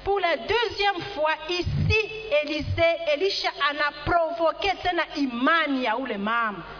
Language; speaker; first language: French; non-native, local second language; Swahili